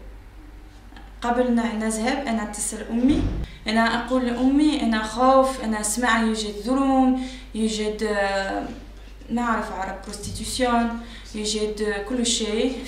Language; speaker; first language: Arabic; non-native, learner; French